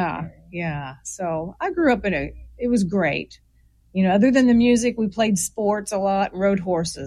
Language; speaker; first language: English; native; English